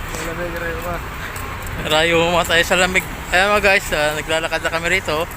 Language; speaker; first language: Filipino; non-native, local second language; Hiligaynon